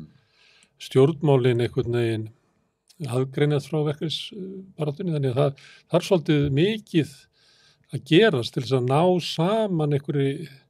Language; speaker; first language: Icelandic; native; Icelandic